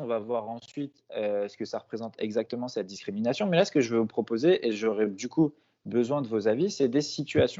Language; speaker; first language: French; native; French